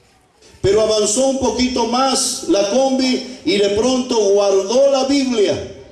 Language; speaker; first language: Spanish; native; Spanish